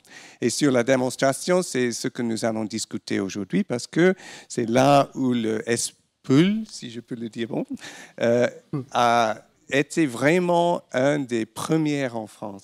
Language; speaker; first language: French; non-native, fluent; English